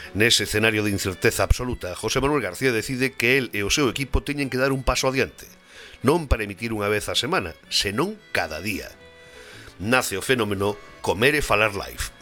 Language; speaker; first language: Galician; native; Galician